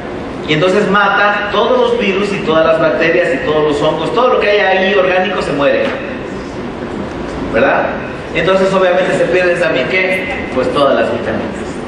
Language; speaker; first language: Spanish; native; Spanish